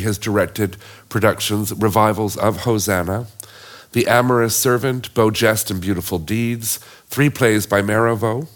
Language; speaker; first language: English; native; English